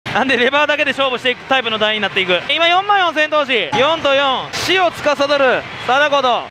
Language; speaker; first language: Japanese; native; Japanese